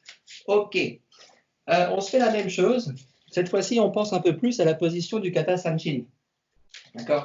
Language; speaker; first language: French; native; French